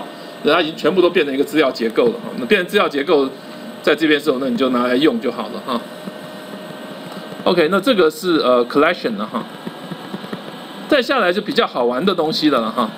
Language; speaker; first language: Chinese; native; Chinese